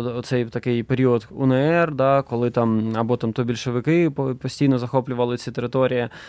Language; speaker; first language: Ukrainian; native; Ukrainian